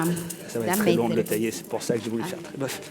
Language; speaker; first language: French; native; French